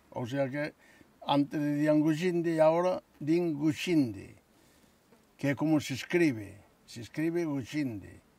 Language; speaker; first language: Galician; native; Galician